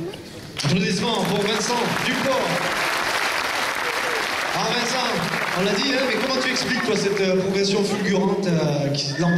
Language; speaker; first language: French; native; French